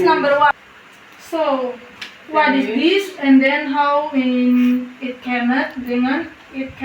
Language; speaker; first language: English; non-native, learner; Indonesian